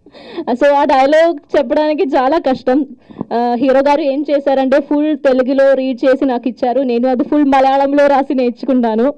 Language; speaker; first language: Telugu; non-native, learner; Malayalam